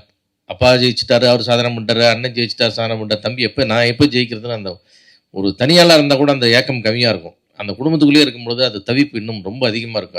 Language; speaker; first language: Tamil; native; Tamil